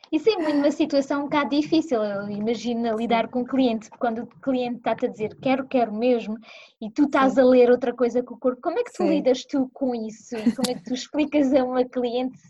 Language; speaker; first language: Portuguese; early bilingual, heritage; Portuguese